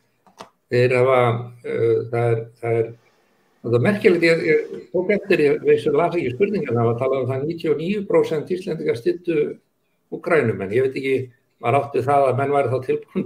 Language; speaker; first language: Icelandic; native; Icelandic